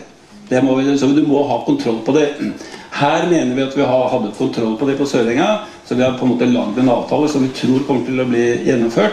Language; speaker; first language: Norwegian; native; Norwegian